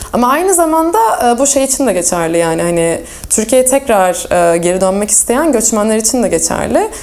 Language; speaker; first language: Turkish; native; Turkish